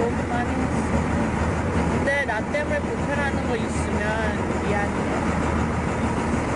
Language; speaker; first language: Korean; early bilingual, heritage; English